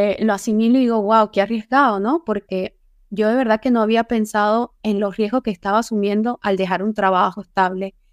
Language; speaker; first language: Spanish; native; Spanish